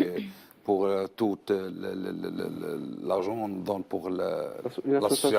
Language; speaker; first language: French; non-native, learner; Arabic